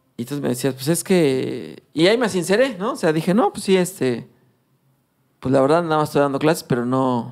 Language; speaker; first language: Spanish; native; Spanish